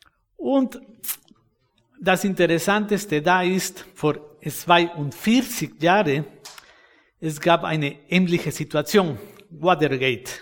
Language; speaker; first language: German; non-native, fluent; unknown